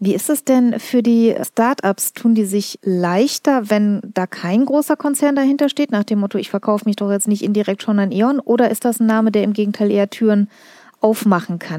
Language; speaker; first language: German; native; German